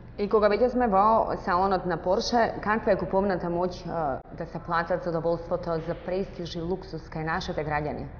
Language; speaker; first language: Macedonian; native; Macedonian